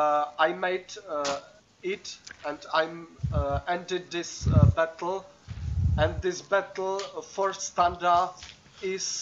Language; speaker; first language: English; non-native, learner; Czech